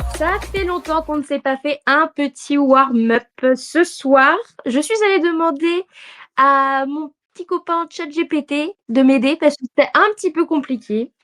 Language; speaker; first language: French; native; French